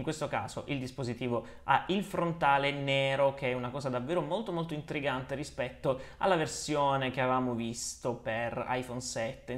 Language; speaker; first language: Italian; native; Italian